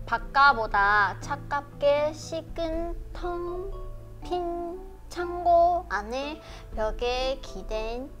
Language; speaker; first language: Korean; non-native, fluent; Chinese